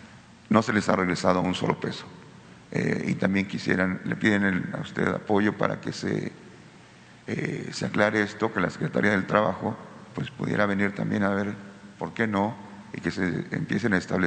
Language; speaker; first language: Spanish; native; Spanish